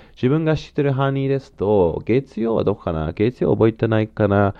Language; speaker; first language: Japanese; non-native, fluent; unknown